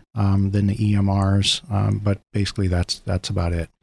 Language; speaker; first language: English; native; English